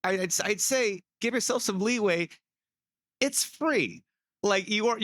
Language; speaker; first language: English; native; English